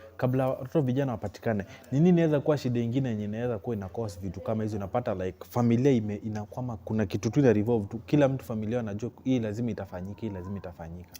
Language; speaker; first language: Swahili; native; Swahili